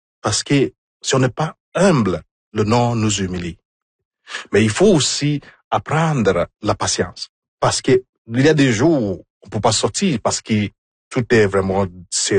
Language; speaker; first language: French; non-native, fluent; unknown